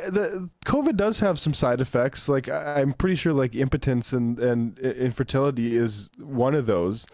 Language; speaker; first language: English; native; English